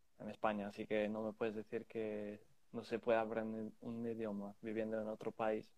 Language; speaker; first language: Spanish; non-native, fluent; English